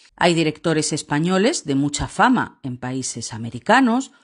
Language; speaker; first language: Spanish; native; Spanish